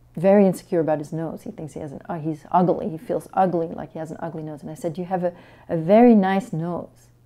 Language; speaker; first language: English; non-native, fluent; French